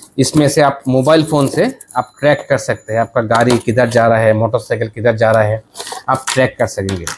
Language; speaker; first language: Hindi; non-native, learner; Bangla